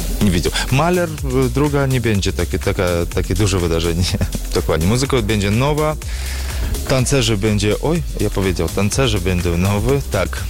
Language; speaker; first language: Polish; non-native, learner; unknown